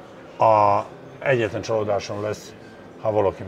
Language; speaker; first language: Hungarian; non-native, fluent; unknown